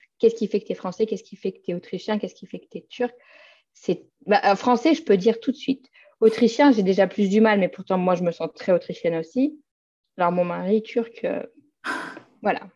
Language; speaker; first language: French; native; French